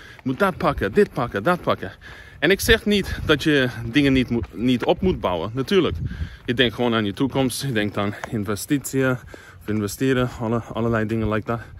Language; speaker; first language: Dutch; non-native, fluent; English